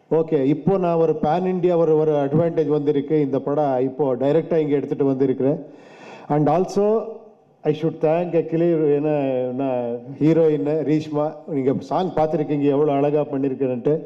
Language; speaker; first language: Tamil; non-native, fluent; Kannada